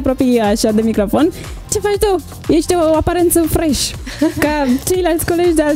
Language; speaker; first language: Romanian; native; Romanian